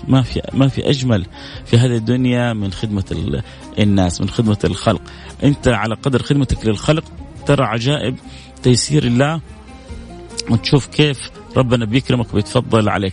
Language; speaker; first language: Arabic; native; Arabic